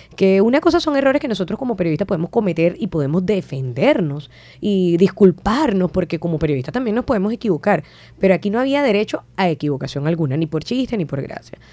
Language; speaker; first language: Spanish; native; Spanish